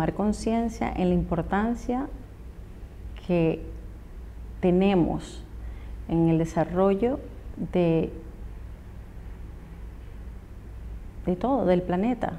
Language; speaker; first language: Spanish; native; Spanish